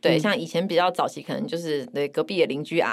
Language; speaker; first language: Chinese; native; Chinese